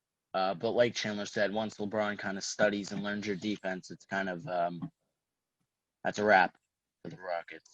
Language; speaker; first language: English; native; English